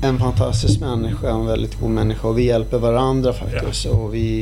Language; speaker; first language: Swedish; early bilingual, other home language; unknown